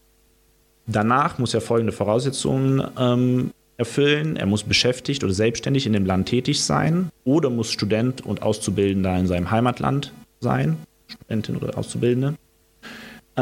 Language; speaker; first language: German; early bilingual, other home language; Romanian